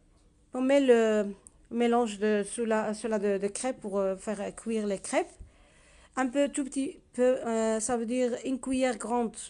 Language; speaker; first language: French; non-native, learner; Spanish